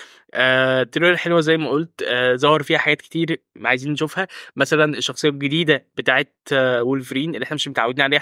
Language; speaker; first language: Arabic; native; Arabic